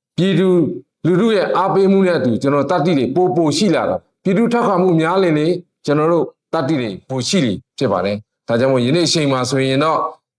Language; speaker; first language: Burmese; non-native, local second language; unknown